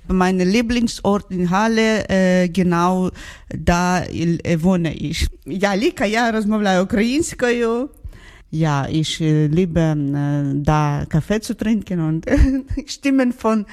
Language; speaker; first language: German; non-native, learner; Ukrainian